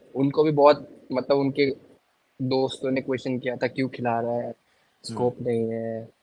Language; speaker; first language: Hindi; non-native, local second language; Assamese